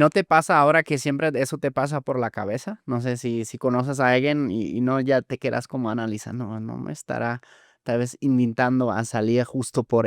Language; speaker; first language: Spanish; non-native, fluent; German